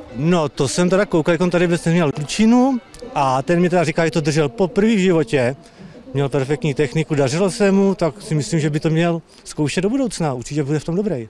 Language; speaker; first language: Czech; native; Czech